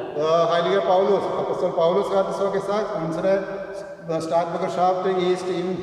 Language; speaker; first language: German; non-native, fluent; Malayalam